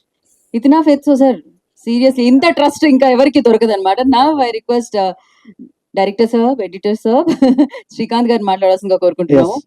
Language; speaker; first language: Telugu; native; Telugu